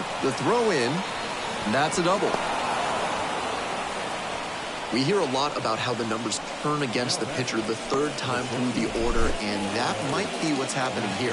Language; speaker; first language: English; native; English